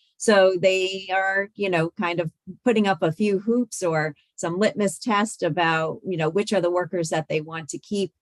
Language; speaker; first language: English; native; English